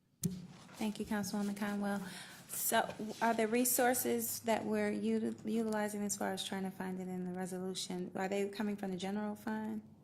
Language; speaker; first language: English; native; English